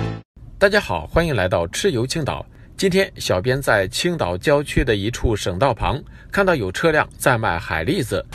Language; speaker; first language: Chinese; native; Chinese